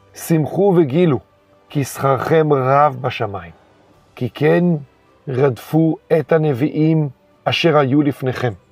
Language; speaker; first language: Hebrew; native; Hebrew